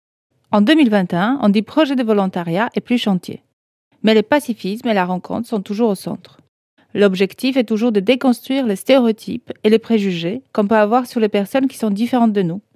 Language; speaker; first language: French; native; French